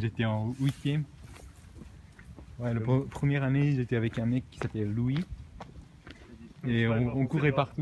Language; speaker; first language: French; early bilingual, other home language; Japanese